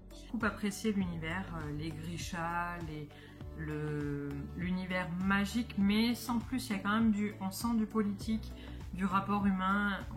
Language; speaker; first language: French; native; French